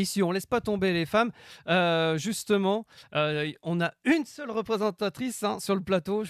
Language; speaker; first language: French; native; French